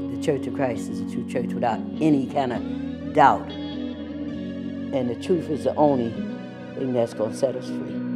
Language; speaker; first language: English; native; English